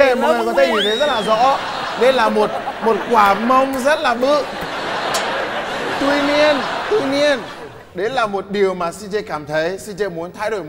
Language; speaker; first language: Vietnamese; non-native, fluent; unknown